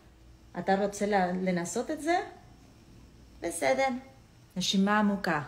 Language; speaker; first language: Hebrew; non-native, fluent; English